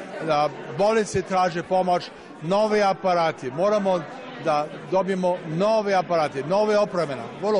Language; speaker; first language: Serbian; early bilingual, heritage; English